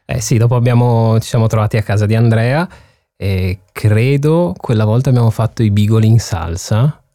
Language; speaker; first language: Italian; native; Italian